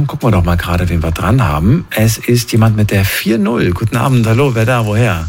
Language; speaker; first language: German; native; German